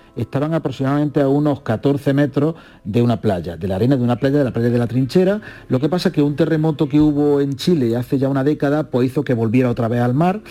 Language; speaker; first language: Spanish; native; Spanish